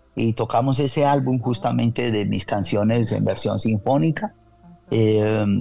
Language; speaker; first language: Spanish; native; Spanish